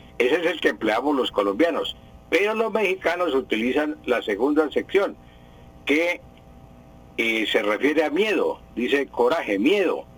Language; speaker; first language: Spanish; native; Spanish